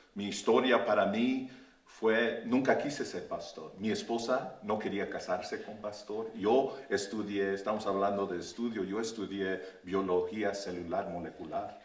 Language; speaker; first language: Spanish; early bilingual, heritage; Spanish